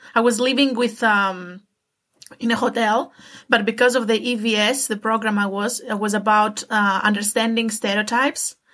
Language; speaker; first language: English; non-native, fluent; Greek